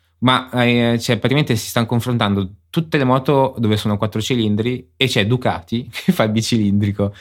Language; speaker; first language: Italian; native; Italian